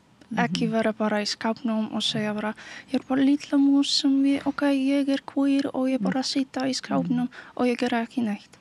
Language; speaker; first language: Icelandic; non-native, learner; Polish